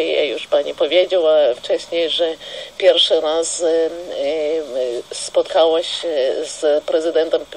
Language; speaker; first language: Polish; non-native, fluent; Russian